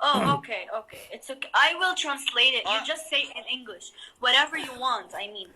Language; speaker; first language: English; non-native, fluent; Somali